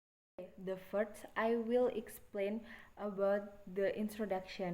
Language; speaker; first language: English; non-native, learner; Indonesian